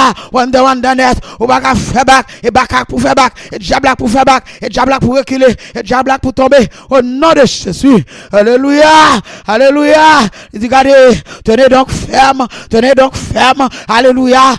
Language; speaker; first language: French; non-native, local second language; Haitian Creole